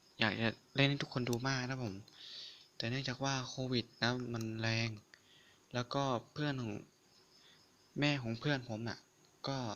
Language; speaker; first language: Thai; native; Thai